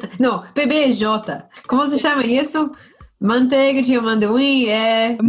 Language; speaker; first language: Portuguese; non-native, learner; English